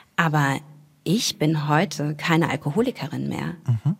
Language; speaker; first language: German; native; German